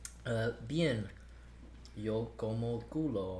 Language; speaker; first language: Spanish; non-native, learner; English